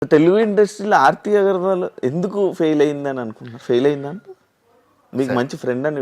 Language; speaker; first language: Telugu; native; Telugu